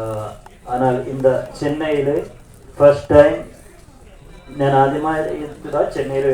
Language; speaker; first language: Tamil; non-native, learner; Malayalam